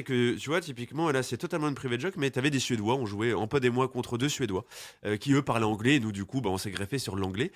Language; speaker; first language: French; native; French